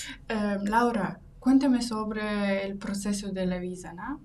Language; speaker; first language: Spanish; non-native, fluent; Russian